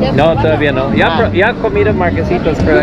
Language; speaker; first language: Spanish; non-native, learner; English